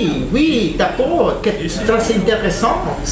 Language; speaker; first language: French; non-native, learner; Spanish